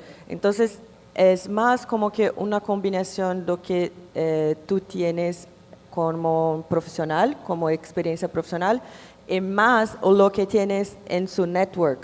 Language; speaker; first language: Spanish; non-native, fluent; Portuguese